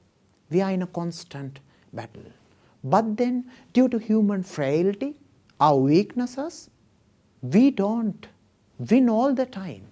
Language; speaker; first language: English; non-native, local second language; Sinhala